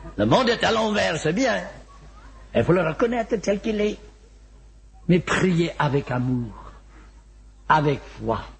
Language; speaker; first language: French; non-native, fluent; Welsh